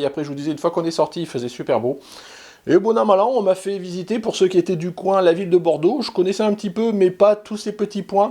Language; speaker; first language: French; native; French